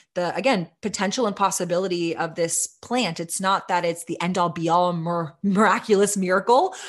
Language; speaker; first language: English; native; English